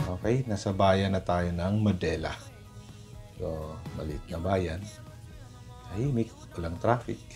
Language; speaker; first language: Filipino; non-native, local second language; Cebuano